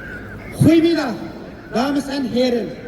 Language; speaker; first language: Dutch; non-native, local second language; Uyghur